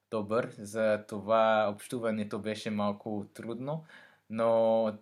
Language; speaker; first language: Bulgarian; non-native, learner; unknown